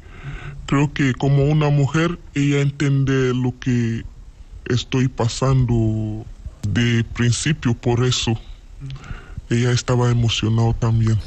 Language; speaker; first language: Spanish; non-native, learner; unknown